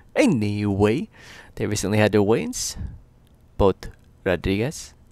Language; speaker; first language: English; early bilingual, other home language; Filipino